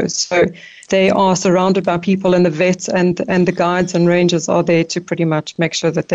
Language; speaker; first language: English; native; English